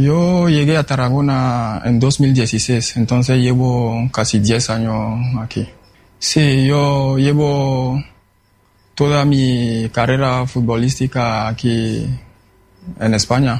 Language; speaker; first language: Spanish; non-native, fluent; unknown